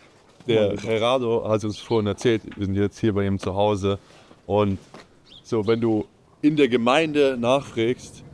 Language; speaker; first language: German; native; German